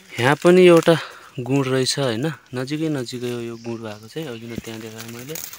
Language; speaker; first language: Nepali; non-native, local second language; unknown